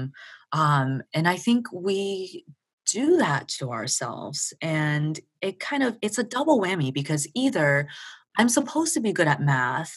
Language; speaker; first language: English; early bilingual, other home language; Chinese